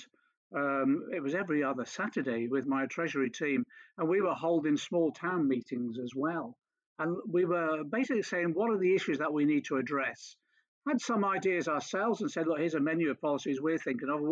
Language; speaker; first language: English; native; English